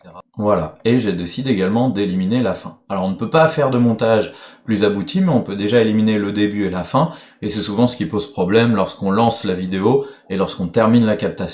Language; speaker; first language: French; native; French